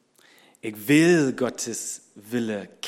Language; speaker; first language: German; non-native, fluent; English